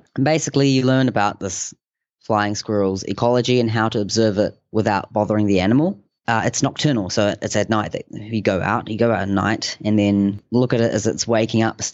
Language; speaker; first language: English; native; English